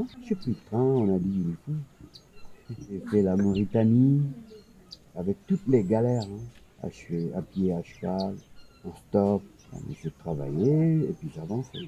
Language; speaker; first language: French; non-native, local second language; Wolof